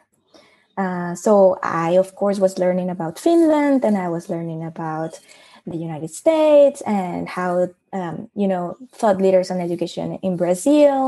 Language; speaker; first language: English; non-native, fluent; Spanish